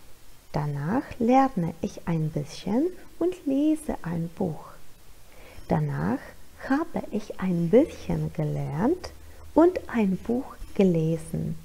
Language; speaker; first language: German; non-native, fluent; Polish